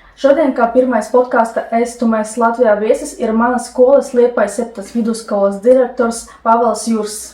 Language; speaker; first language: Latvian; non-native, local second language; Russian